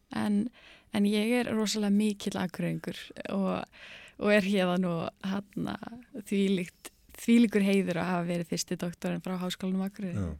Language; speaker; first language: Icelandic; native; Icelandic